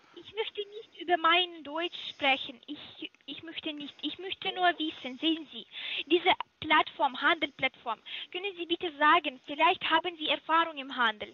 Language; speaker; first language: German; non-native, learner; Russian